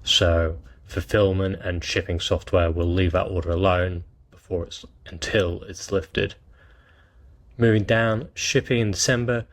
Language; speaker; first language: English; native; English